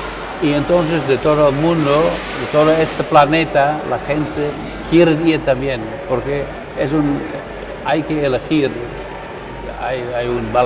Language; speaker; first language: Spanish; non-native, learner; Dutch